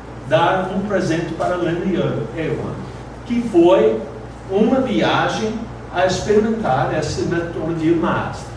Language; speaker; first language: Portuguese; non-native, fluent; English